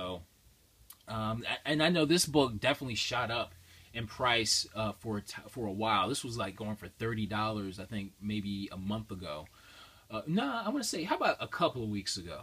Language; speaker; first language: English; native; English